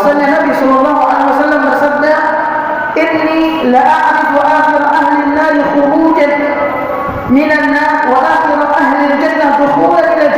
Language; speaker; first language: Indonesian; native; Indonesian